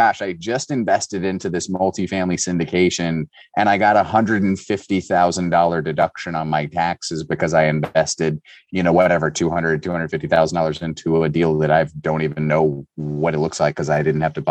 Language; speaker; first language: English; native; English